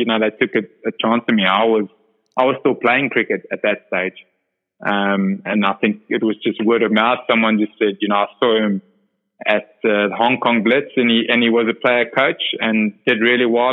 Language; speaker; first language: English; non-native, local second language; Afrikaans